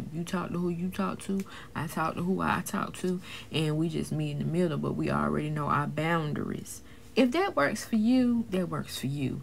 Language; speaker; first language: English; native; English